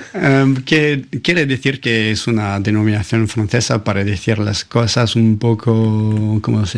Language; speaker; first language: Spanish; non-native, fluent; French